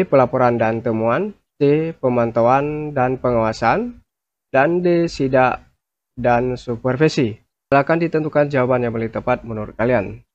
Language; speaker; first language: Indonesian; native; Indonesian